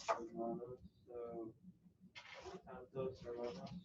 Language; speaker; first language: Spanish; non-native, learner; English